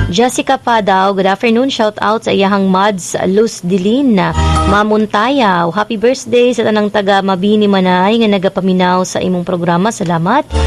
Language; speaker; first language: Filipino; non-native, local second language; Cebuano